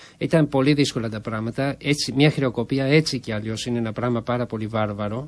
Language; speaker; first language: Greek; non-native, fluent; Spanish